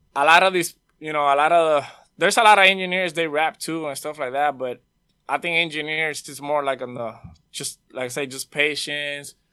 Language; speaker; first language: English; non-native, fluent; Spanish